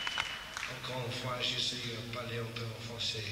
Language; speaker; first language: French; non-native, learner; English